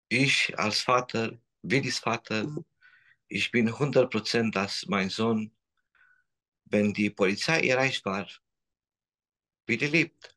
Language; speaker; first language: German; non-native, learner; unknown